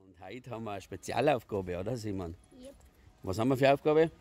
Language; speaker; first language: German; native; German